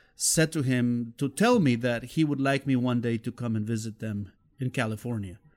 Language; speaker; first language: English; non-native, fluent; Spanish